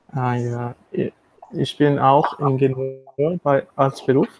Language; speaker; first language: German; non-native, learner; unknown